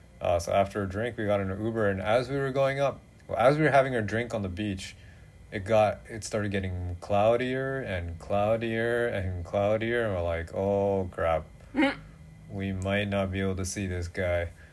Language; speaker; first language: English; native; English